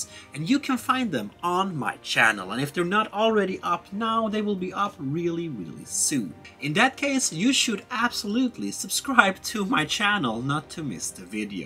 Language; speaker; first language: English; non-native, fluent; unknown